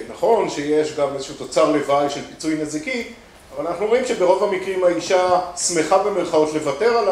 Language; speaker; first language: Hebrew; native; Hebrew